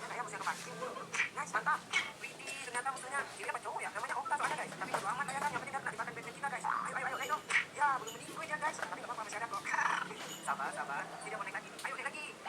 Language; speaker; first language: Indonesian; native; Indonesian